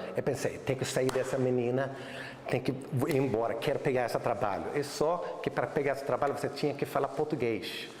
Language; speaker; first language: Portuguese; non-native, fluent; Swedish